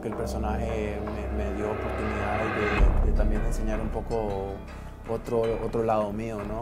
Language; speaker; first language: Spanish; early bilingual, heritage; Portuguese